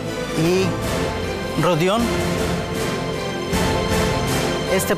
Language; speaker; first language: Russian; non-native, fluent; Spanish